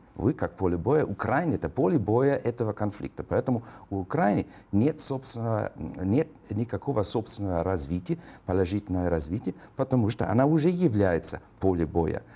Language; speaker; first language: Russian; non-native, fluent; German